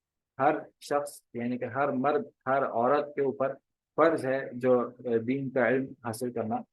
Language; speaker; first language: Urdu; native; Urdu